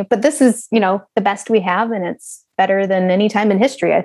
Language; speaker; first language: English; native; English